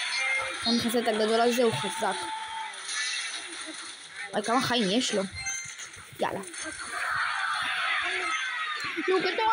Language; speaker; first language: Hebrew; native; Hebrew